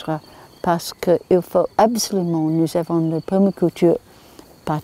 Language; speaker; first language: French; non-native, learner; English